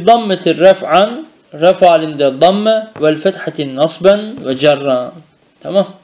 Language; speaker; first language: Arabic; non-native, fluent; Turkish